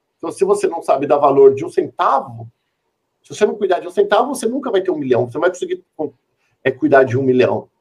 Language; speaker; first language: Portuguese; native; Portuguese